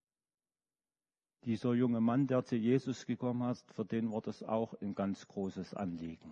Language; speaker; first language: German; native; German